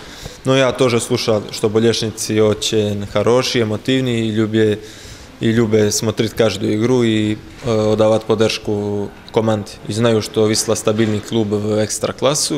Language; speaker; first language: Russian; non-native, learner; Serbian